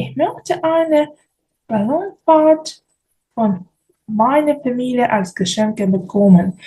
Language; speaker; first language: German; non-native, fluent; Ukrainian